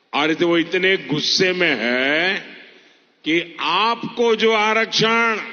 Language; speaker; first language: Hindi; non-native, local second language; Gujarati